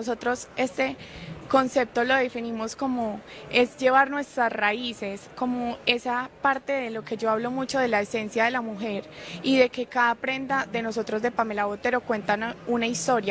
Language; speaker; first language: Spanish; native; Spanish